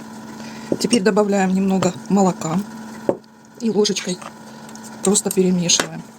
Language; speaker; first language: Russian; native; Russian